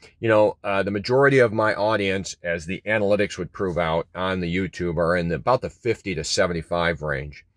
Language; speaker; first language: English; native; English